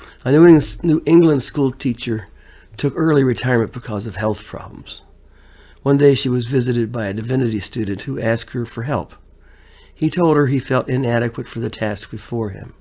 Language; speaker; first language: English; native; English